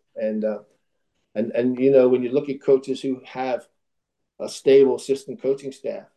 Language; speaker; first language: English; native; English